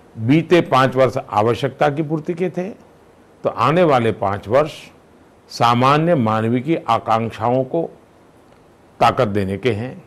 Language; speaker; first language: Hindi; non-native, local second language; Gujarati